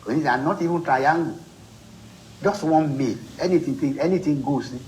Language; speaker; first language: English; non-native, local second language; Yoruba